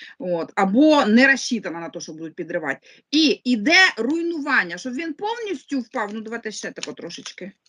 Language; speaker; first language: Ukrainian; non-native, local second language; Russian